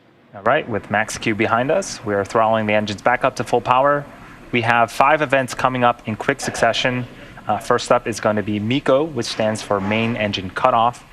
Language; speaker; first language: English; native; English